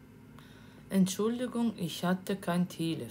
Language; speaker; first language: German; non-native, fluent; Ukrainian